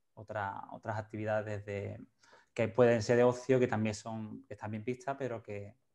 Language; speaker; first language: Spanish; native; Spanish